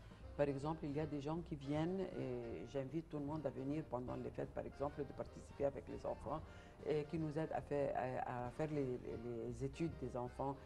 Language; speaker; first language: French; non-native, fluent; Arabic